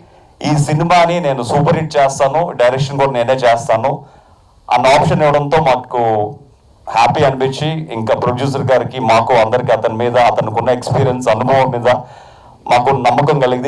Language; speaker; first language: Telugu; native; Telugu